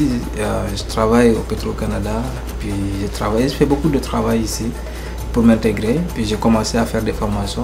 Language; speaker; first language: French; non-native, local second language; Fula